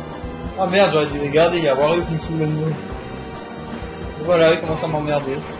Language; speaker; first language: French; native; French